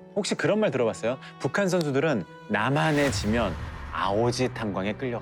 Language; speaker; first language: Korean; native; Korean